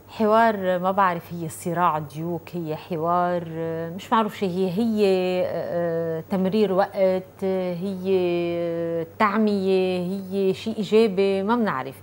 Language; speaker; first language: Arabic; native; Arabic